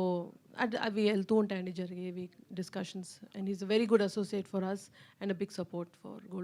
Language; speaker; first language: Telugu; native; Telugu